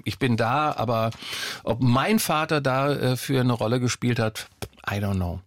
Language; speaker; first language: German; native; German